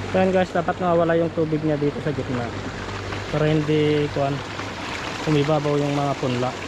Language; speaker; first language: Filipino; non-native, local second language; Iloko